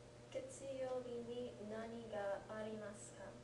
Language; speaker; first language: Japanese; non-native, learner; English